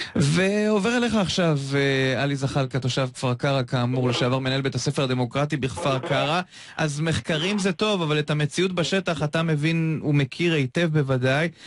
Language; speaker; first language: Hebrew; native; Hebrew